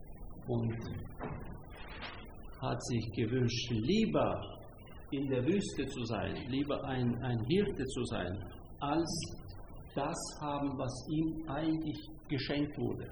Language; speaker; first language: German; non-native, fluent; Hungarian